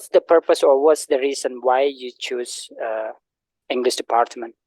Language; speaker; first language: English; non-native, learner; Indonesian